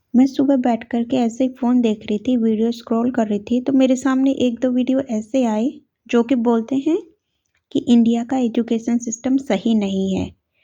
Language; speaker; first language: Hindi; native; Hindi